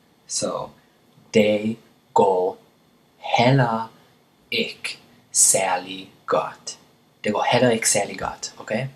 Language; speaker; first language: Danish; non-native, fluent; English